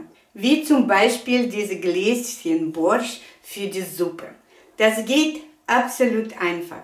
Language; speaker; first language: German; non-native, fluent; Russian